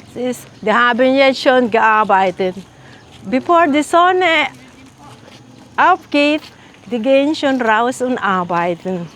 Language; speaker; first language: German; non-native, fluent; Filipino